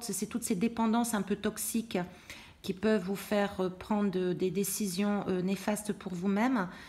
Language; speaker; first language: French; native; French